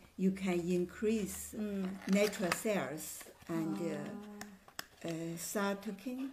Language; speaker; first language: English; non-native, learner; Chinese